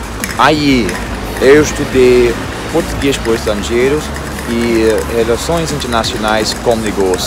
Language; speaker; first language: Portuguese; non-native, learner; English